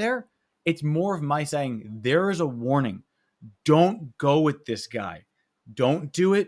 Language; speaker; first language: English; native; English